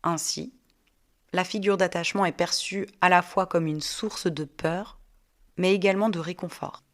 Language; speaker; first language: French; native; French